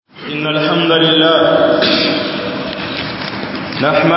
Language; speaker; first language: Arabic; non-native, fluent; Swahili